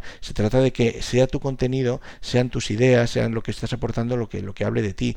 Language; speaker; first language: Spanish; native; Spanish